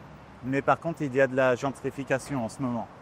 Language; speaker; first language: French; native; French